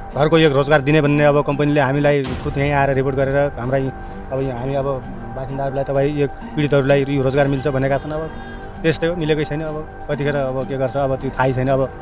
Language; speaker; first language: Nepali; native; Nepali